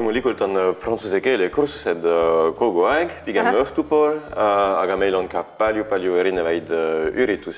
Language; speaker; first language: Estonian; non-native, fluent; French